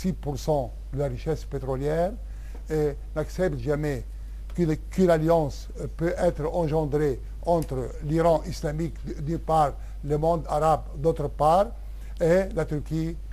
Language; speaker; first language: French; non-native, local second language; Arabic